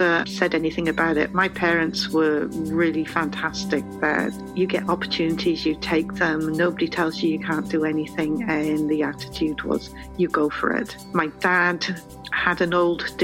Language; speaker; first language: English; native; English